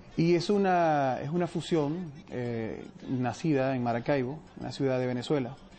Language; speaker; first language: Spanish; native; Spanish